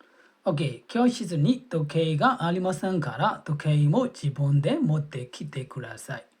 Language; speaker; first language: Japanese; non-native, fluent; Burmese